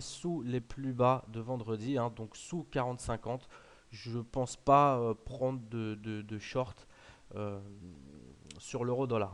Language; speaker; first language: French; native; French